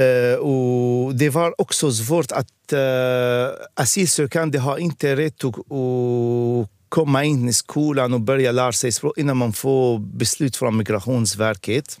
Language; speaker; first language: Swedish; non-native, fluent; Arabic